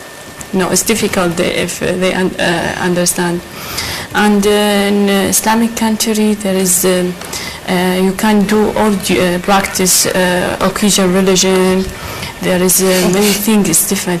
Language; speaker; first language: English; non-native, learner; Arabic